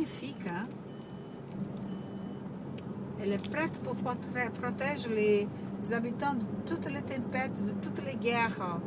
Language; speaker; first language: French; non-native, learner; Portuguese